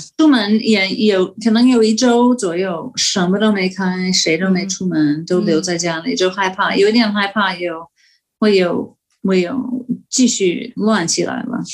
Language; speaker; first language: Chinese; non-native, fluent; English